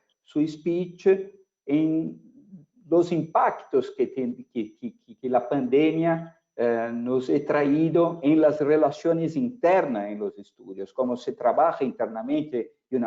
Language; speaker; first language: Spanish; non-native, fluent; Portuguese